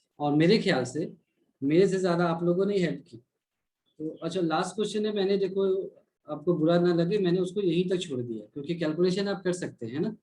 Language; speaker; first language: Hindi; native; Hindi